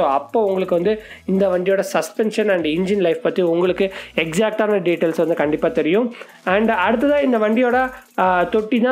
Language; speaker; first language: Tamil; native; Tamil